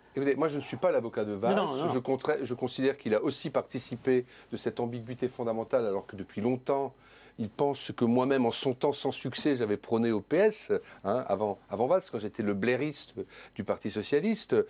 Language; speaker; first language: French; native; French